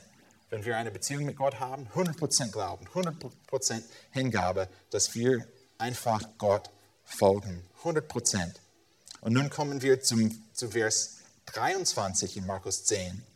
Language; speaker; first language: German; non-native, fluent; English